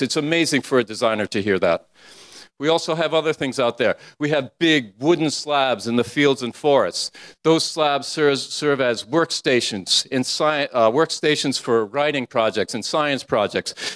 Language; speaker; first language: English; native; English